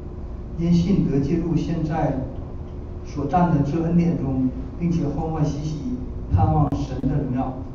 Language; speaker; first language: Chinese; native; Chinese